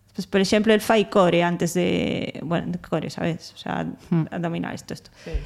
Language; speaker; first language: Galician; non-native, local second language; Spanish